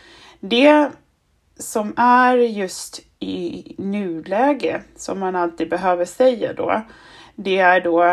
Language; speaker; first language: Swedish; non-native, fluent; German